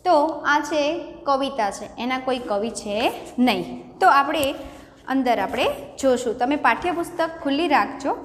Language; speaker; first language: Hindi; non-native, local second language; Gujarati